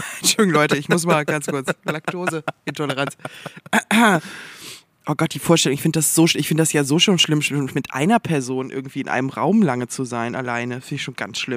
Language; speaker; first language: German; native; German